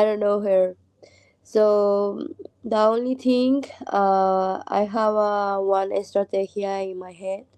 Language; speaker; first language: English; non-native, learner; Spanish